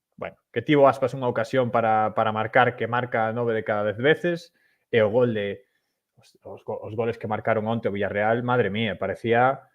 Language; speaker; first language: Galician; non-native, local second language; Spanish